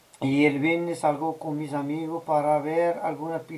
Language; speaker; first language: Spanish; non-native, learner; Arabic